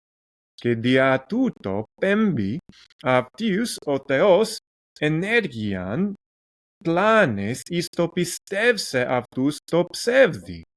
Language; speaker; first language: Greek; non-native, learner; English